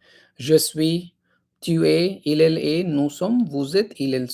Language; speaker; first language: French; non-native, fluent; Hindi